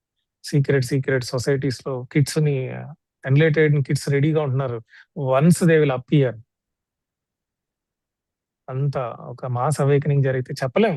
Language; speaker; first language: Telugu; native; Telugu